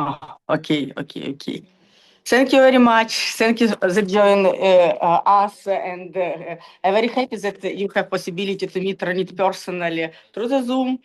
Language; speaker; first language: English; non-native, learner; Russian